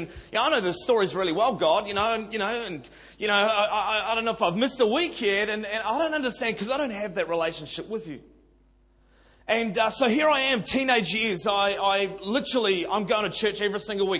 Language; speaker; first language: English; native; English